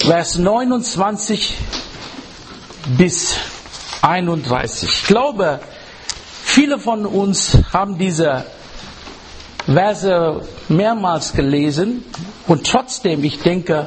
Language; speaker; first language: German; non-native, fluent; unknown